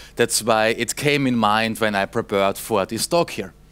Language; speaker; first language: English; non-native, fluent; German